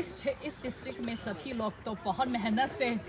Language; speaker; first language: Hindi; non-native, fluent; Chinese